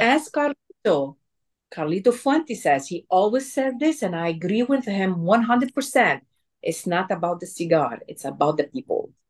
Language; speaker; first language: English; non-native, fluent; Arabic